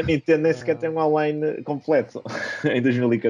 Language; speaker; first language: Portuguese; native; Portuguese